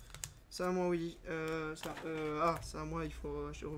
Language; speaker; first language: French; native; French